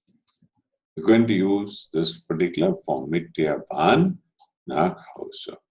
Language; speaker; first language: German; non-native, fluent; Telugu